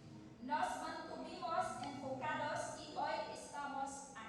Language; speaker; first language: Spanish; non-native, learner; French